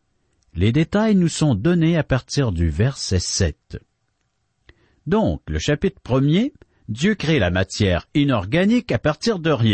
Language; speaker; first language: French; native; French